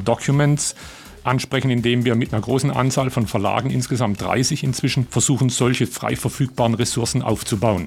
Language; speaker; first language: German; native; German